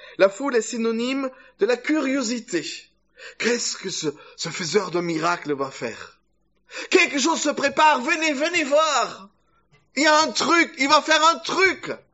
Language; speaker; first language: French; non-native, fluent; German